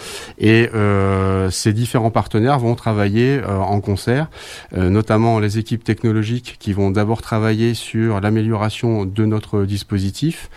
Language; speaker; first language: French; native; French